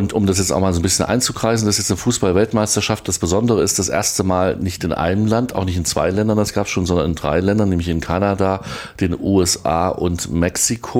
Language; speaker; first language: German; native; German